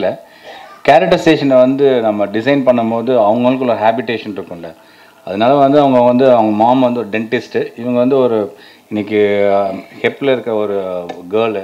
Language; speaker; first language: Tamil; native; Tamil